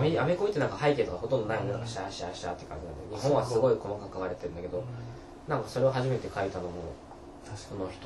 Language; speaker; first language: Japanese; native; Japanese